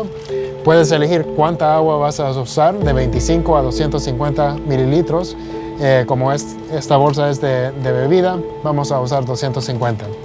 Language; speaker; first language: Spanish; early bilingual, heritage; Spanish